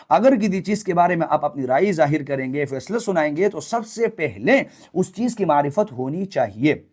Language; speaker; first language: Urdu; non-native, local second language; Pashto